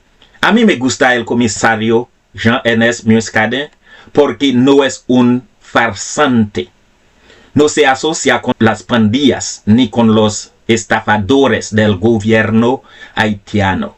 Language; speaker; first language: Spanish; non-native, fluent; Haitian Creole